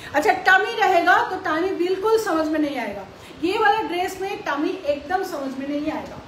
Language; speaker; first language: Hindi; non-native, local second language; Bangla